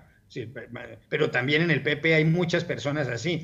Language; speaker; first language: Spanish; native; Spanish